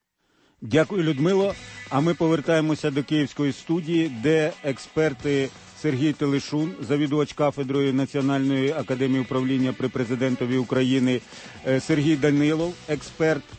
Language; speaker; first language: Ukrainian; native; Ukrainian